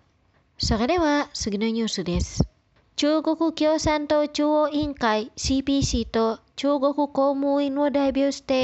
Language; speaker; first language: Japanese; non-native, fluent; Indonesian